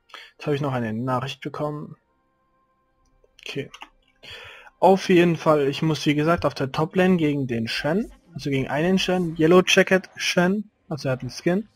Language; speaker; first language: German; native; German